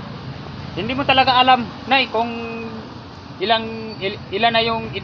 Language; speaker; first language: Filipino; non-native, local second language; Cebuano